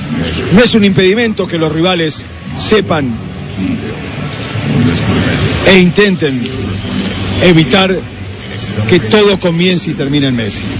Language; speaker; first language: Spanish; native; Spanish